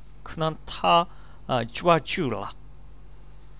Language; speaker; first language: Chinese; non-native, learner; Japanese